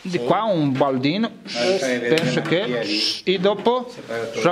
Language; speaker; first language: Italian; non-native, learner; Portuguese